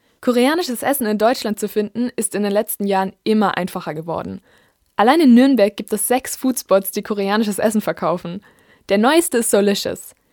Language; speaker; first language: German; native; German